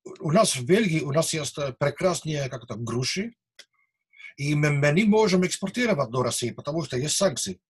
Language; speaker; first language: Russian; non-native, learner; Dutch